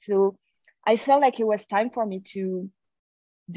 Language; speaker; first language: English; non-native, fluent; French